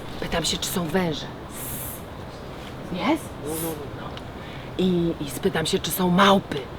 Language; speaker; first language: Polish; native; Polish